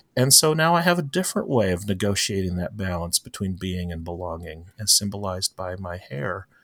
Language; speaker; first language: English; native; English